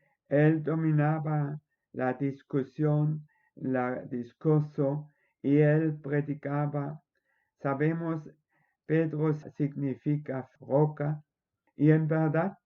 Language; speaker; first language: Spanish; non-native, fluent; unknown